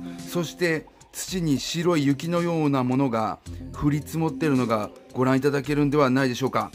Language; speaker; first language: Japanese; native; Japanese